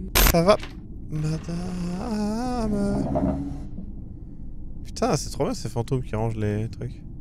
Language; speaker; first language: French; native; French